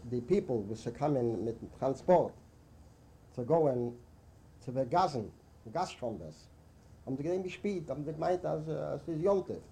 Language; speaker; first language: English; non-native, learner; Yiddish